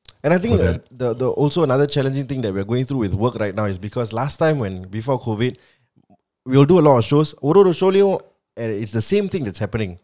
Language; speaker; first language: English; non-native, local second language; Tamil